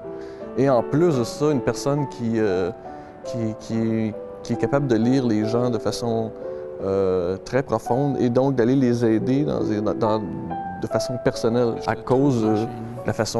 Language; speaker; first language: French; native; French